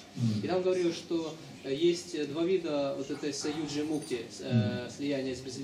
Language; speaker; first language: Russian; native; Russian